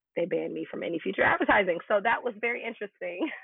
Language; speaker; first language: English; native; English